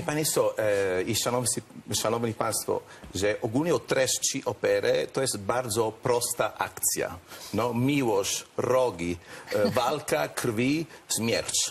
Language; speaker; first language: Polish; non-native, learner; Italian